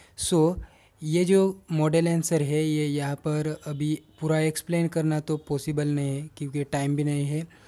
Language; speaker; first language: Hindi; non-native, local second language; Marathi